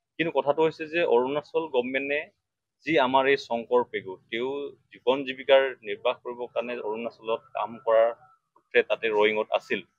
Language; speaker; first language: Assamese; non-native, local second language; Mising